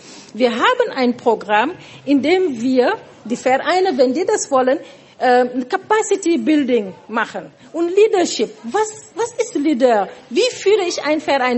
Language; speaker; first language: German; non-native, fluent; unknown